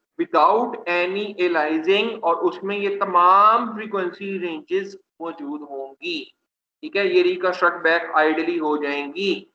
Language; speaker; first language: Urdu; non-native, local second language; Punjabi